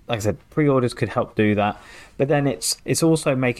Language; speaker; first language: English; native; English